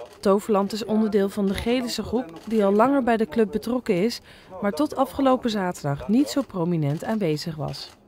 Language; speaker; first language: Dutch; native; Dutch